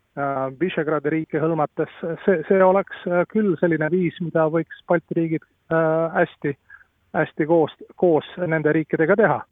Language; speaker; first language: Estonian; non-native, fluent; Latvian